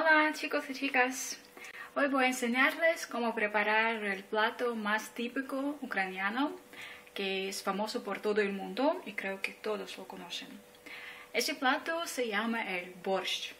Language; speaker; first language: Spanish; non-native, fluent; Ukrainian